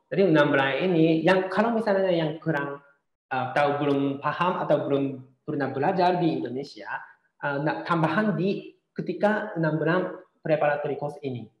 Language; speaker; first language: Indonesian; non-native, fluent; Japanese